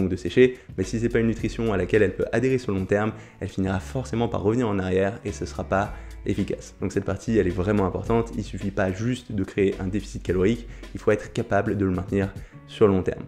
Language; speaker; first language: French; native; French